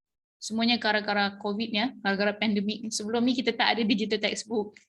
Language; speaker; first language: Malay; native; Malay